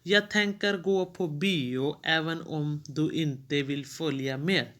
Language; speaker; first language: Swedish; non-native, fluent; Urdu